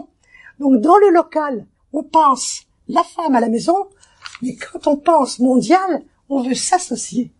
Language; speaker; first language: French; native; French